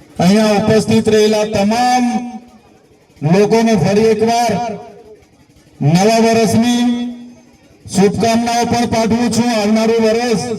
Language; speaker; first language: Gujarati; non-native, local second language; Bhili